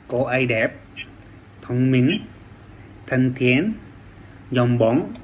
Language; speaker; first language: Vietnamese; non-native, learner; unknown